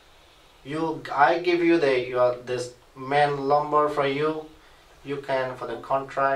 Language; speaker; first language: English; non-native, learner; Rohingya